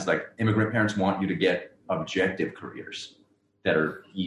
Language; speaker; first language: English; non-native, local second language; Urdu